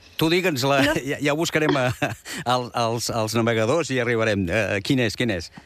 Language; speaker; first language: Catalan; native; Catalan